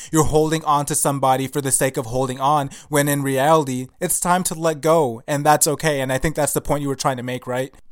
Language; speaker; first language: English; early bilingual, other home language; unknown